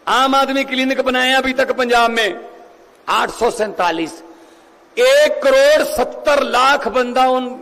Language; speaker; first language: Hindi; non-native, local second language; Punjabi